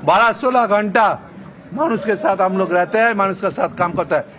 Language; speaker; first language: Hindi; non-native, local second language; Bangla